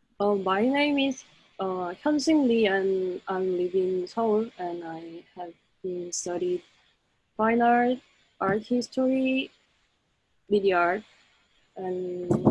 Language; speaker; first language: English; non-native, learner; Korean